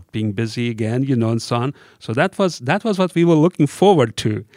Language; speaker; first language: English; non-native, fluent; Russian